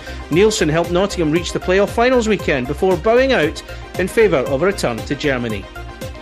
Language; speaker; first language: English; native; English